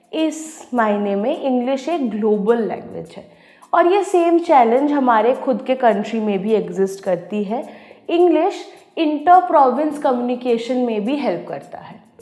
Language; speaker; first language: Hindi; non-native, local second language; Odia